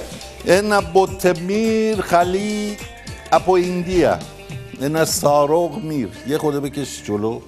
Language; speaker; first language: Greek; non-native, fluent; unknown